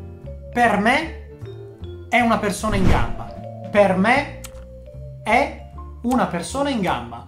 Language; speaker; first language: Italian; non-native, fluent; Japanese